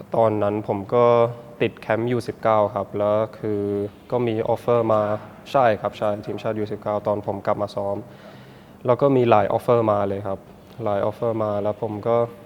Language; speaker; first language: Thai; early bilingual, heritage; Thai